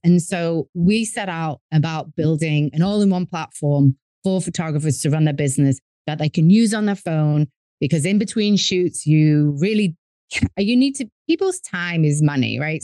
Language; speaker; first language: English; native; English